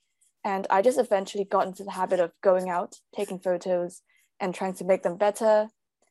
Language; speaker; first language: English; non-native, local second language; Cantonese